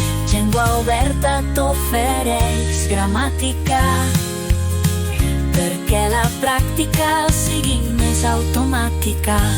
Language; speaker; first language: Catalan; non-native, learner; Russian